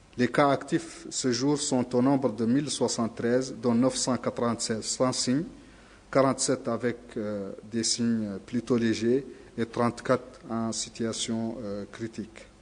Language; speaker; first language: French; non-native, local second language; Arabic